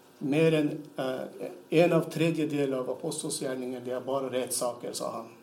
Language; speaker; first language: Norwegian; non-native, fluent; Turkmen